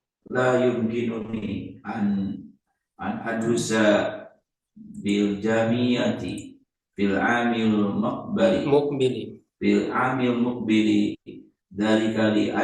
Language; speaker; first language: Arabic; non-native, learner; Indonesian